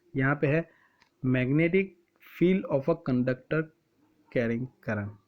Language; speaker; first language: Hindi; non-native, local second language; Gujarati